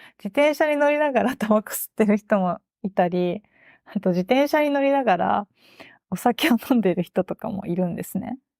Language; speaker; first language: Japanese; native; Japanese